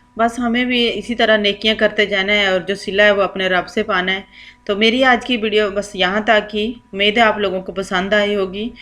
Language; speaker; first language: Urdu; non-native, local second language; Punjabi